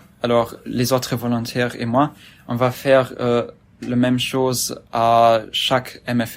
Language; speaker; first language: French; non-native, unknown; German